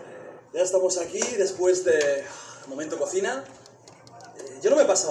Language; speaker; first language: Spanish; native; Spanish